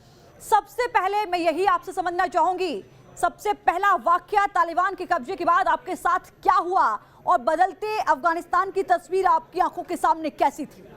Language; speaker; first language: Hindi; native; Hindi